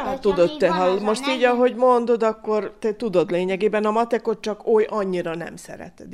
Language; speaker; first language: Hungarian; native; Hungarian